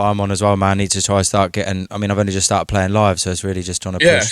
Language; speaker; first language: English; native; English